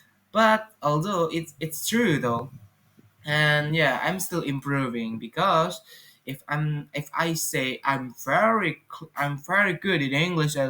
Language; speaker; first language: English; non-native, fluent; Indonesian